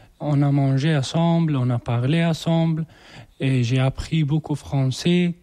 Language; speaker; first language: French; non-native, learner; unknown